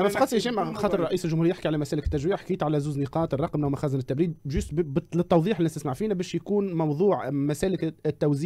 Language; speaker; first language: Arabic; native; Arabic